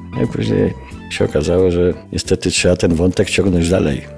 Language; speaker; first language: Polish; native; Polish